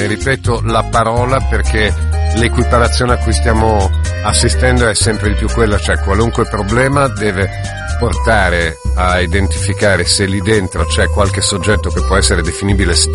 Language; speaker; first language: Italian; native; Italian